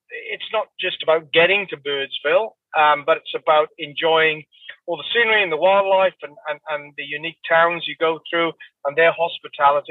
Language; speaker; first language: English; native; English